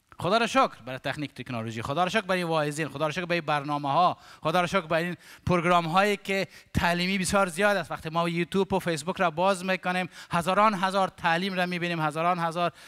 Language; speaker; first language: Persian; native; Persian